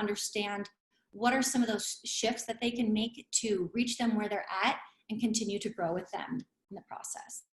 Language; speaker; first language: English; native; English